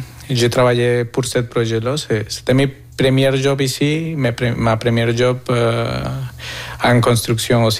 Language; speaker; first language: French; non-native, fluent; Spanish